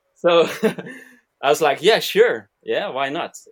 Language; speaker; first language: English; non-native, fluent; Dutch